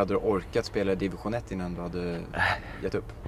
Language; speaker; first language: Swedish; native; Swedish